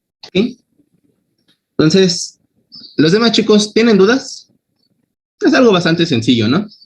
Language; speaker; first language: Spanish; native; Spanish